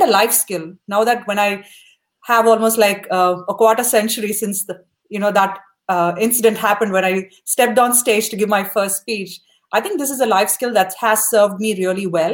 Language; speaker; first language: English; non-native, local second language; Tamil